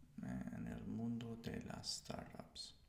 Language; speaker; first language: Spanish; non-native, learner; English